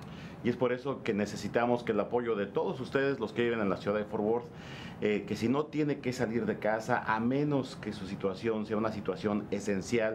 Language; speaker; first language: Spanish; native; Spanish